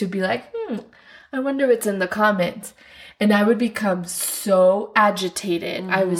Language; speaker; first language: English; non-native, fluent; Spanish